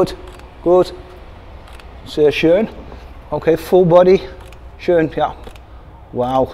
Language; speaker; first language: German; non-native, learner; Dutch